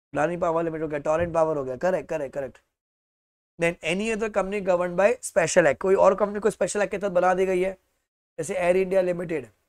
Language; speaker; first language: Hindi; native; Hindi